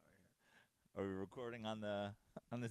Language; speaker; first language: English; native; English